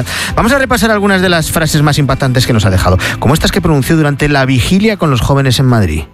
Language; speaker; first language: Spanish; native; Spanish